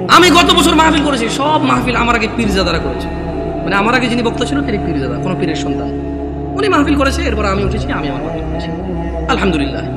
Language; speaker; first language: Bangla; early bilingual, heritage; Bangla